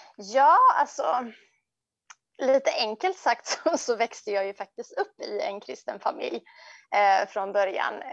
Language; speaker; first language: Swedish; early bilingual, other home language; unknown